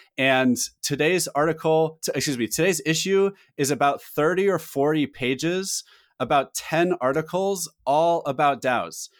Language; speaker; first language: English; native; English